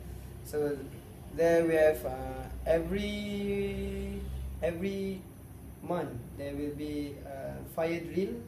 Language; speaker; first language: English; non-native, local second language; Malay